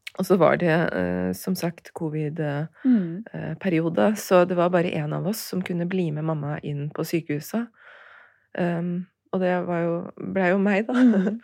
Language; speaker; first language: Norwegian; early bilingual, other home language; Turkish